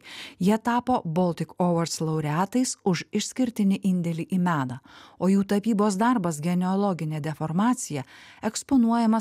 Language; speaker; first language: Lithuanian; native; Lithuanian